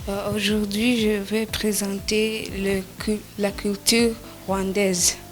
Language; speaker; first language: French; non-native, learner; Kinyarwanda